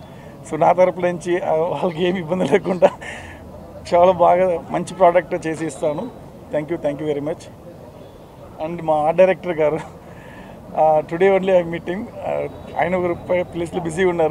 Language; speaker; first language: Telugu; non-native, fluent; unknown